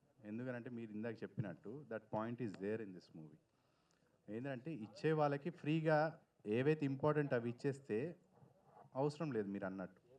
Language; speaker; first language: Telugu; native; Telugu